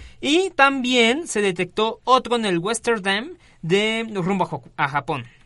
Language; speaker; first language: Spanish; native; Spanish